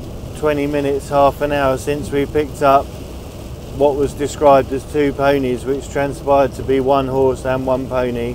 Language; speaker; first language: English; native; English